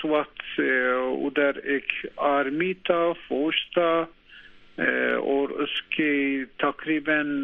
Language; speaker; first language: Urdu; non-native, learner; Turkish